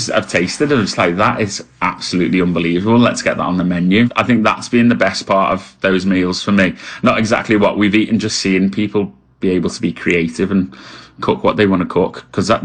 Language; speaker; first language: English; native; English